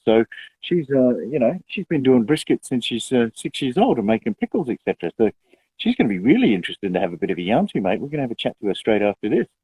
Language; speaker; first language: English; native; English